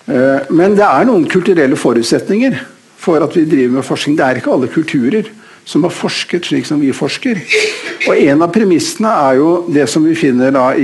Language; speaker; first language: Norwegian; native; Norwegian